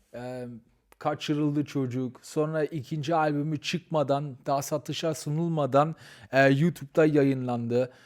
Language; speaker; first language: Turkish; early bilingual, heritage; Turkish